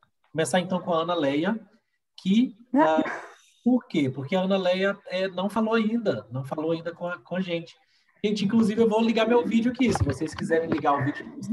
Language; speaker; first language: Portuguese; native; Portuguese